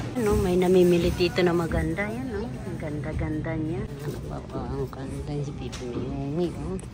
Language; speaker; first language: Filipino; non-native, local second language; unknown